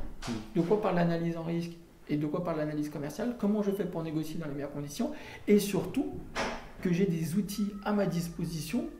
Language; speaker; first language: French; native; French